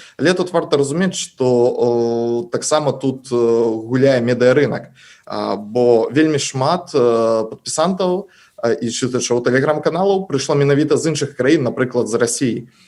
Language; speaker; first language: Belarusian; native; Belarusian